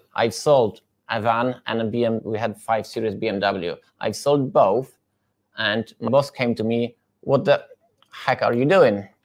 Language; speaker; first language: English; non-native, fluent; Polish